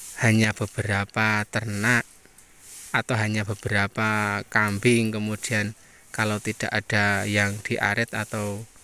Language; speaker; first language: Indonesian; non-native, local second language; Javanese